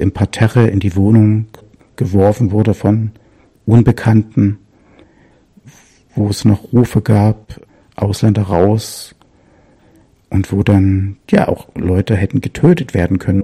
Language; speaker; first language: German; native; German